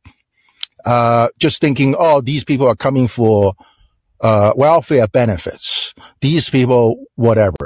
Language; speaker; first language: English; non-native, fluent; Chinese